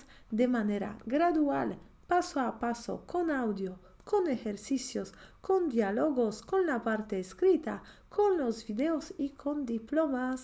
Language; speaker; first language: Spanish; non-native, fluent; Polish